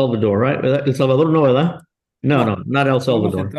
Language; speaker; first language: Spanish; early bilingual, heritage; Spanish